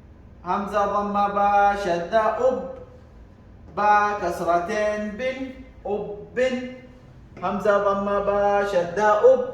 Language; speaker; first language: Arabic; non-native, local second language; Somali